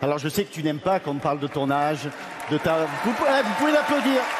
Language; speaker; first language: French; native; French